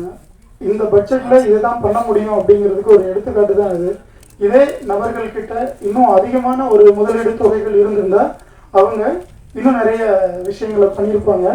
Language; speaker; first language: Tamil; native; Tamil